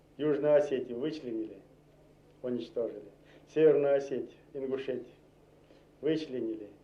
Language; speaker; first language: Russian; non-native, local second language; Chechen